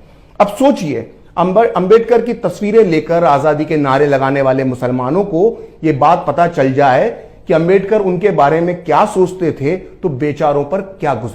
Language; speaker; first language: Hindi; native; Hindi